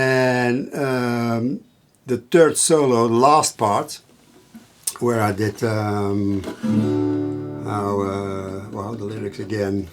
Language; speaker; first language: English; non-native, fluent; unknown